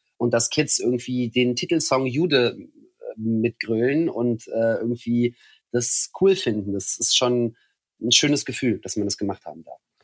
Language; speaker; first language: German; early bilingual, other home language; Russian